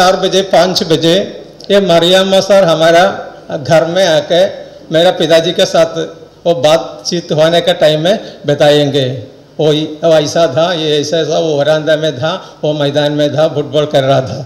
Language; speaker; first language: Hindi; non-native, local second language; Malayalam